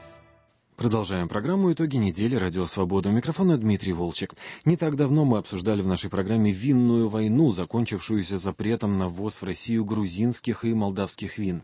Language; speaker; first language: Russian; native; Russian